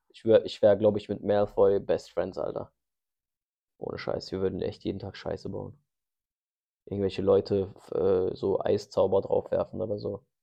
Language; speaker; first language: German; early bilingual, other home language; Turkish